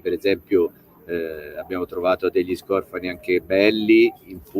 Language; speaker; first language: Italian; native; Italian